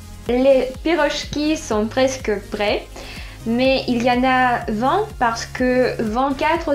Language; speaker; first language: French; non-native, fluent; Russian